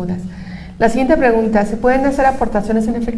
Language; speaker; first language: Spanish; native; Spanish